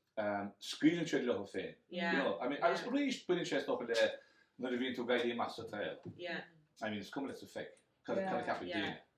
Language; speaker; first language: Irish; native; Irish